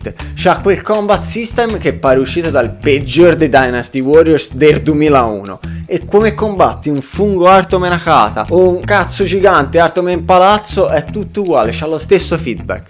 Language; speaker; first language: Italian; native; Italian